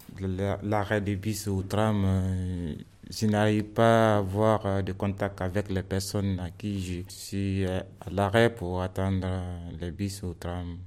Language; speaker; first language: French; non-native, learner; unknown